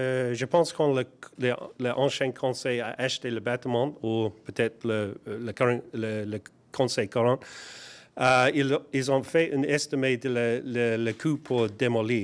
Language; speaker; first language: French; non-native, learner; English